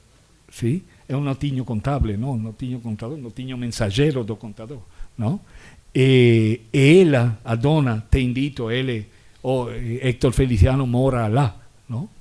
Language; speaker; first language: Portuguese; non-native, fluent; Spanish